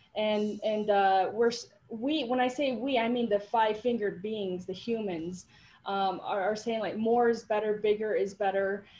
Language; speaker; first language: English; native; English